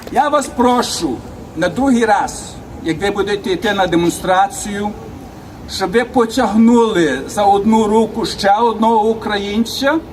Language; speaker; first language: Ukrainian; early bilingual, heritage; Ukrainian